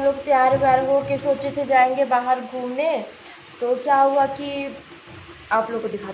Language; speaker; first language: Hindi; native; Hindi